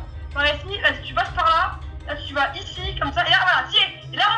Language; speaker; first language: French; native; French